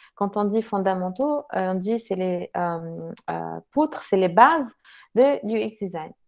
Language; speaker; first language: French; non-native, local second language; Arabic